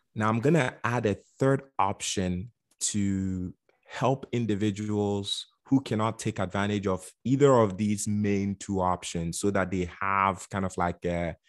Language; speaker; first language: English; non-native, local second language; Akan